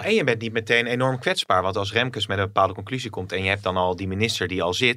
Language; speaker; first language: Dutch; native; Dutch